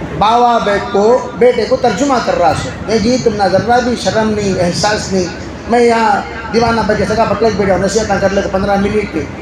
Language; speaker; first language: Urdu; native; Urdu